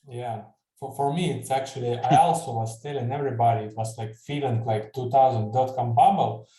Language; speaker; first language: English; non-native, fluent; Estonian